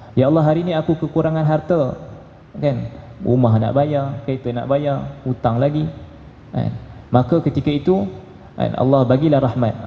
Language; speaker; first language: Malay; native; Malay